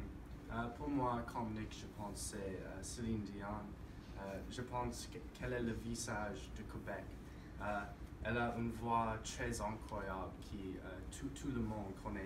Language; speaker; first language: French; non-native, learner; English